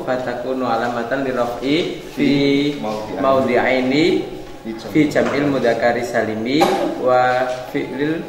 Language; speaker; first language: Arabic; non-native, learner; Javanese